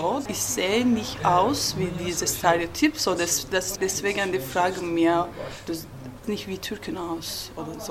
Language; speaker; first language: German; non-native, learner; Turkish